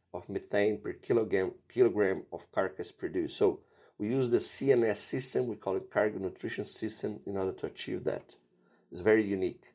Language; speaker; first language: English; non-native, fluent; Portuguese